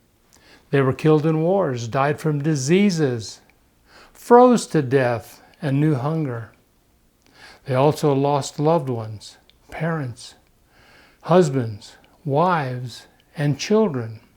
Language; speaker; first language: English; native; English